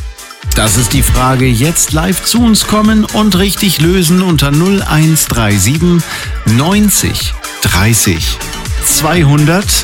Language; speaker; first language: German; native; German